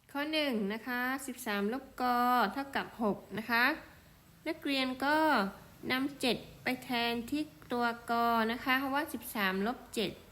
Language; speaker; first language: Thai; native; Thai